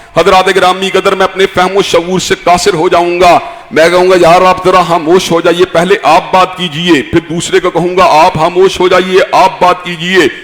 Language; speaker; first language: Urdu; non-native, local second language; Punjabi